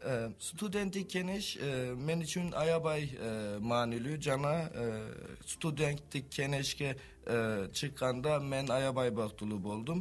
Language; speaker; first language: Kyrgyz; non-native, learner; Turkish